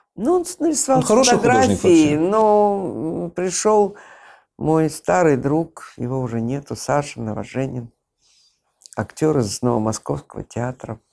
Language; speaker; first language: Russian; native; Russian